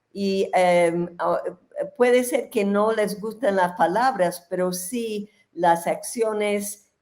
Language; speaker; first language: Spanish; non-native, fluent; English